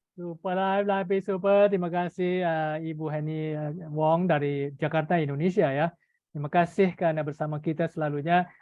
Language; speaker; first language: Malay; native; Malay